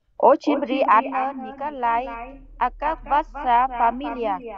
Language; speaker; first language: Russian; non-native, learner; Vietnamese